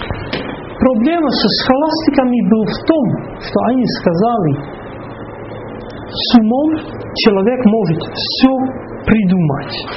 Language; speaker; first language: Russian; non-native, fluent; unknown